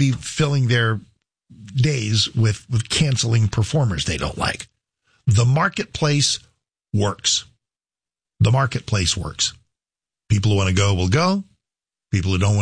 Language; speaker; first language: English; native; English